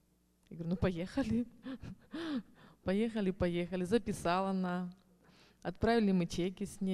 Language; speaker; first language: Russian; native; Russian